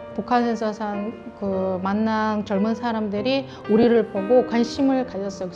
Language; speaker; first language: Korean; non-native, fluent; Russian